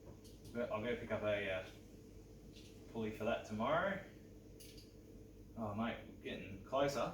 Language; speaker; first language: English; native; English